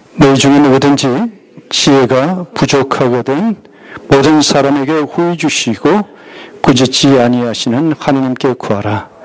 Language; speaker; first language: Korean; native; Korean